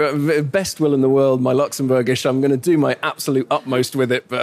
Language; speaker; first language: English; native; English